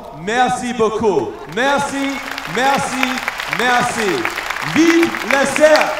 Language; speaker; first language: French; non-native, learner; English